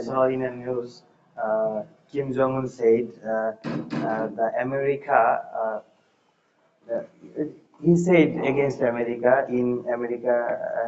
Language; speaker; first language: English; non-native, learner; Bangla